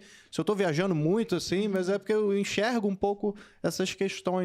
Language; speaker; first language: Portuguese; native; Portuguese